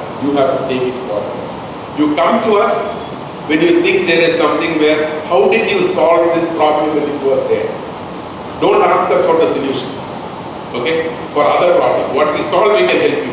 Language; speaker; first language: English; non-native, local second language; Malayalam